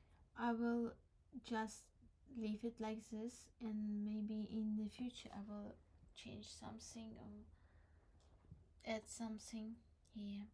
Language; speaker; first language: English; non-native, learner; Crimean Tatar